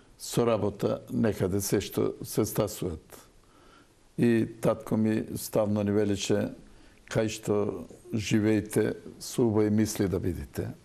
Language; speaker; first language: Macedonian; non-native, local second language; Turkish